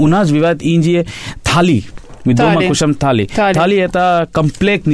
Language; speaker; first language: Russian; non-native, learner; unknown